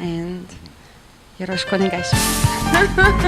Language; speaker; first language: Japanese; non-native, learner; English